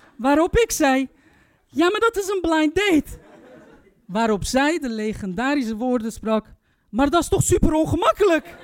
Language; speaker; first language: Dutch; early bilingual, other home language; Turkish